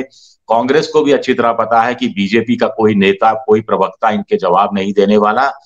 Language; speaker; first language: Hindi; native; Hindi